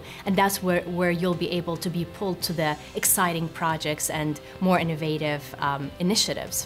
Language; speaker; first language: English; non-native, fluent; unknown